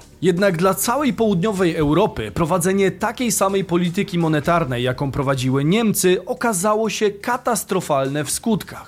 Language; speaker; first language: Polish; native; Polish